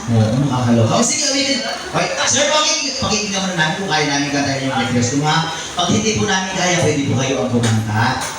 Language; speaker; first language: Filipino; non-native, local second language; Waray